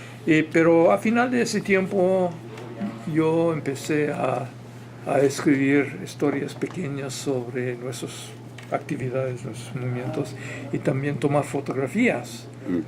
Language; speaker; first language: Spanish; non-native, fluent; English